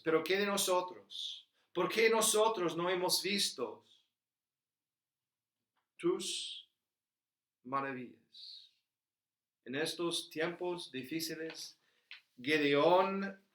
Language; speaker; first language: Spanish; non-native, fluent; English